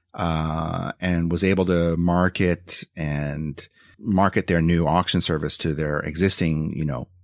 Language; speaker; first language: English; native; English